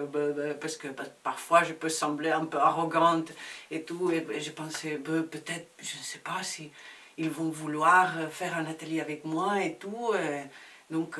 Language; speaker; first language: French; non-native, fluent; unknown